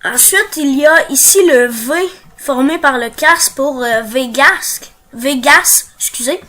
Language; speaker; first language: French; native; French